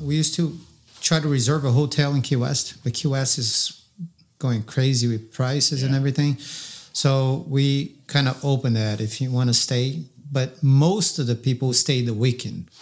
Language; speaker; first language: English; non-native, fluent; Portuguese